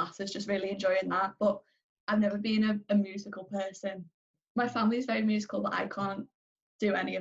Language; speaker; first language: English; native; English